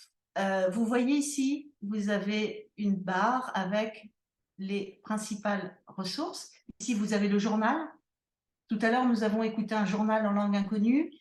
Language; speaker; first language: French; native; French